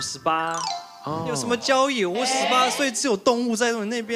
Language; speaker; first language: Chinese; early bilingual, heritage; Chinese